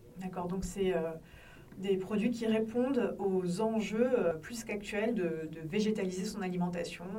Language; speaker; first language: French; native; French